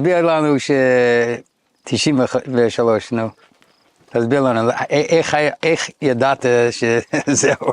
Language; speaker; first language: Hebrew; non-native, learner; English